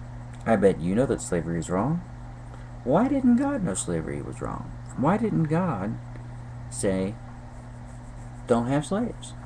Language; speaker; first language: English; native; English